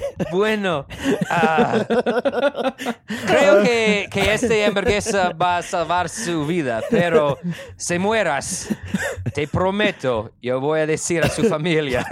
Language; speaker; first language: Spanish; non-native, fluent; English